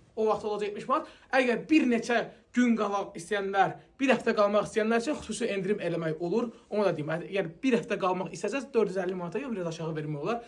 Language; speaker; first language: Azerbaijani; native; Azerbaijani